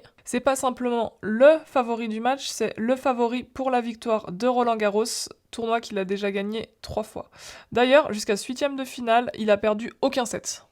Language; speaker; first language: French; native; French